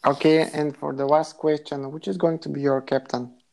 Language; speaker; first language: English; non-native, fluent; Bulgarian